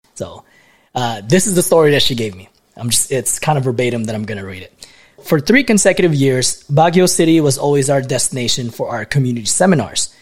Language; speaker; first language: English; non-native, local second language; Filipino